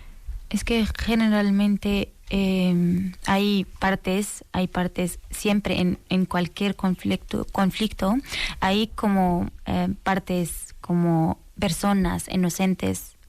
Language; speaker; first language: Spanish; non-native, learner; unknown